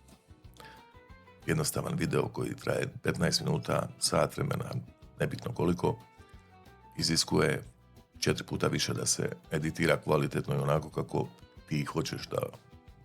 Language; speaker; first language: Bosnian; native; Bosnian